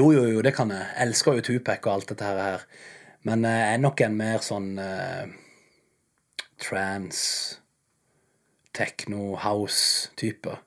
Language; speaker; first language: Norwegian; native; Norwegian